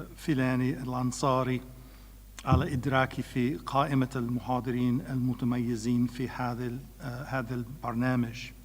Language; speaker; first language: Arabic; non-native, learner; English